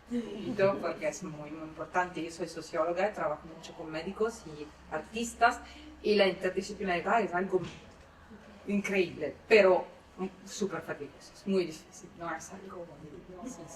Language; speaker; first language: Spanish; non-native, fluent; Italian